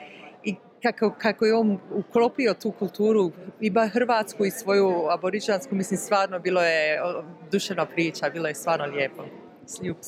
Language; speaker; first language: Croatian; early bilingual, heritage; Croatian